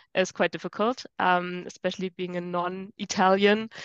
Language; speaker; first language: English; non-native, fluent; German